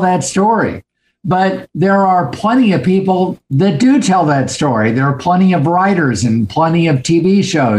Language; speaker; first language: English; native; English